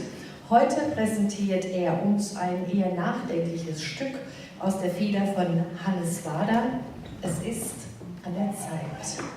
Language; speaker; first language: German; native; German